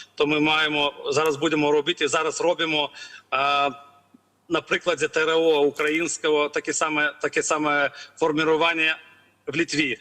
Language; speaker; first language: Ukrainian; non-native, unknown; Lithuanian